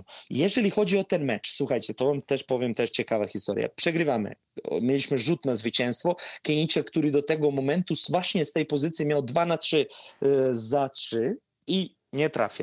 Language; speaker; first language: Polish; non-native, fluent; Serbian